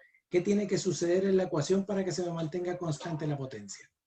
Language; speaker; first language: Spanish; native; Spanish